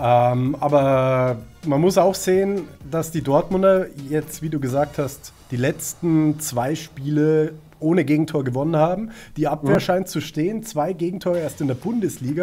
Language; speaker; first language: German; native; German